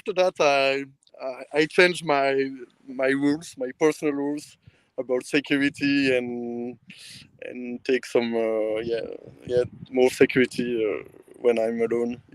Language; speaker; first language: English; non-native, learner; French